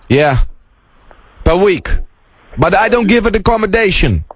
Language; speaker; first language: English; non-native, fluent; Lithuanian